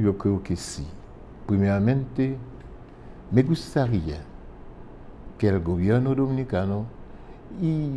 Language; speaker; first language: Spanish; non-native, fluent; French